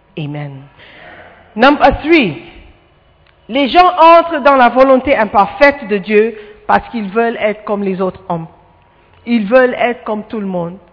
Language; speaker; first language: French; non-native, fluent; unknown